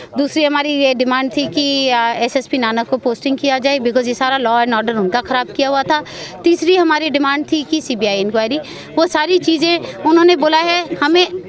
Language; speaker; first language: Hindi; non-native, local second language; Punjabi